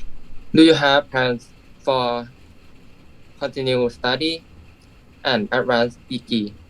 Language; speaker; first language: English; non-native, learner; Thai